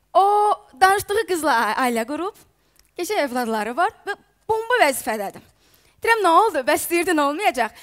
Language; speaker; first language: Azerbaijani; non-native, fluent; Ukrainian